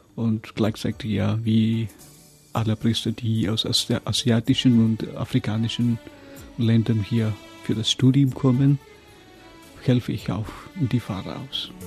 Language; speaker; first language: German; non-native, fluent; Tamil